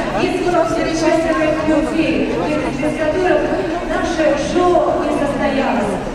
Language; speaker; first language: Russian; native; Russian